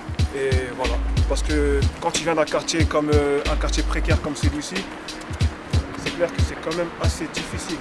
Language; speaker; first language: French; native; French